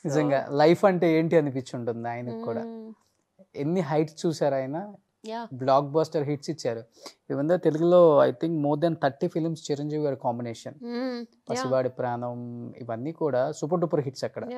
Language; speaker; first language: Telugu; native; Telugu